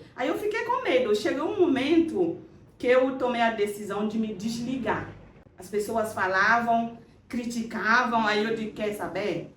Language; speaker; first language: Portuguese; non-native, fluent; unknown